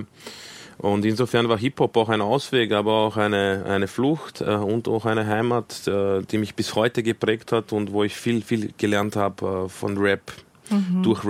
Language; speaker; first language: German; early bilingual, other home language; Croatian